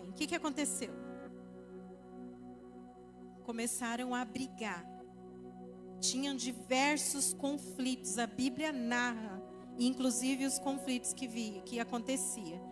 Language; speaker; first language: Portuguese; native; Portuguese